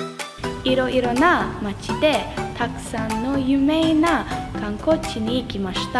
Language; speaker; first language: Japanese; non-native, learner; English